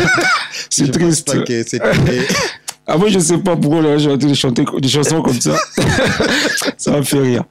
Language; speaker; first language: French; non-native, local second language; Lingala